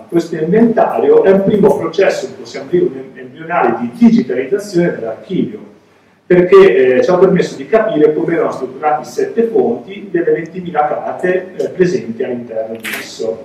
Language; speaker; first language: Italian; native; Italian